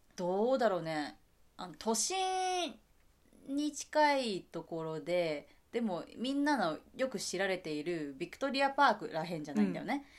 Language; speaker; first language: Japanese; non-native, fluent; Chinese